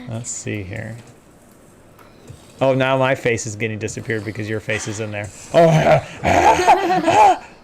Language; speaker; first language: English; native; English